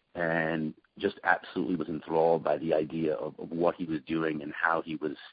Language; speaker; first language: English; native; English